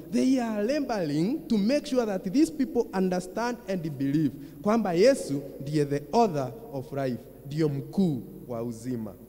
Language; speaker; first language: English; non-native, local second language; Kikuyu